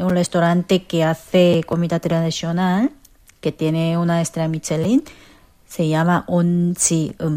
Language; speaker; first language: Spanish; non-native, learner; Korean